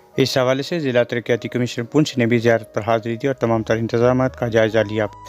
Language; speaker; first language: Urdu; non-native, local second language; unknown